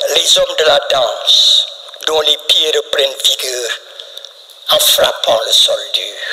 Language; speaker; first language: French; non-native, local second language; Wolof